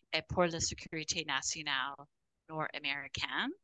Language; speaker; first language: French; non-native, fluent; English